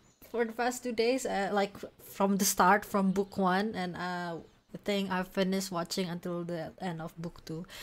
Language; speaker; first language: English; non-native, fluent; Indonesian